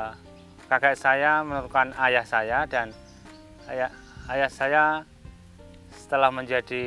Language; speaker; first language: Indonesian; non-native, local second language; Javanese